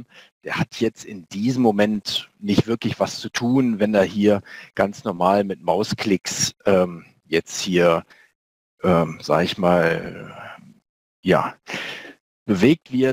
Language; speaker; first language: German; native; German